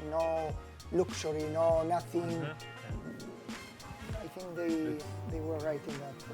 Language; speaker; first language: English; non-native, fluent; Spanish